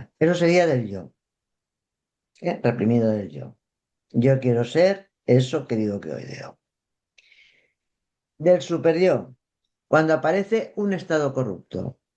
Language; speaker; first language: Spanish; native; Spanish